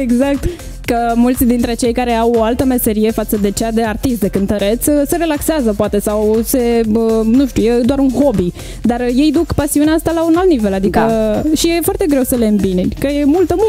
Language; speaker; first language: Romanian; native; Romanian